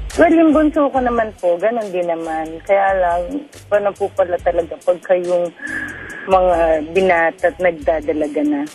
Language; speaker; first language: Filipino; native; Filipino